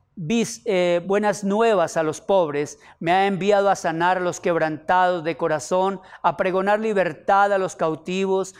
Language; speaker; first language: Spanish; native; Spanish